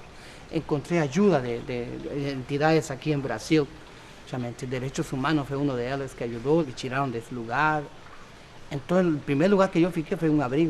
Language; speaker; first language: Portuguese; non-native, learner; Spanish